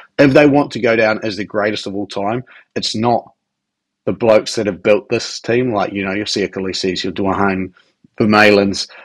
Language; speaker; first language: English; native; English